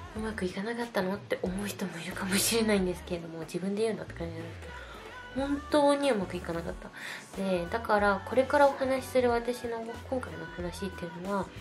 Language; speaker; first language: Japanese; native; Japanese